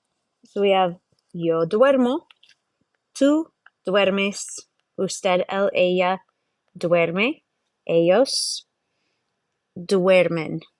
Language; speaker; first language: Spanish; non-native, fluent; English